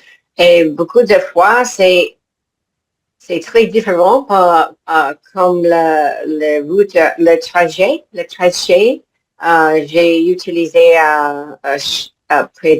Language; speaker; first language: French; non-native, learner; English